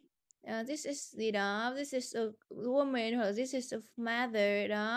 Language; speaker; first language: English; non-native, learner; Vietnamese